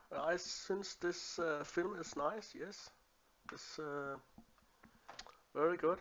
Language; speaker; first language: English; non-native, learner; Danish